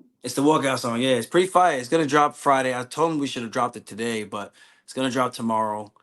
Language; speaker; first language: English; native; English